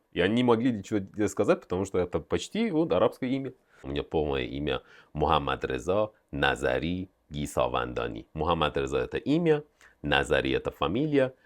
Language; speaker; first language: Russian; non-native, fluent; Persian